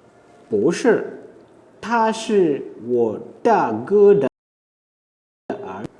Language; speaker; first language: Chinese; non-native, fluent; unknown